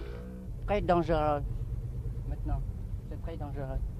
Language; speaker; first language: French; non-native, learner; Vietnamese